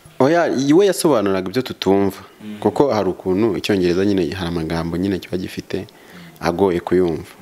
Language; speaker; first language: Kinyarwanda; native; Kinyarwanda